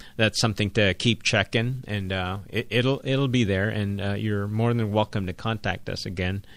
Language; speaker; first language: English; non-native, local second language; Filipino